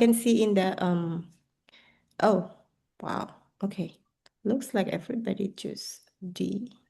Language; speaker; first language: English; non-native, fluent; Indonesian